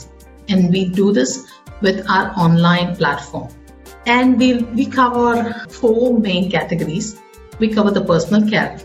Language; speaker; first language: English; non-native, local second language; Tamil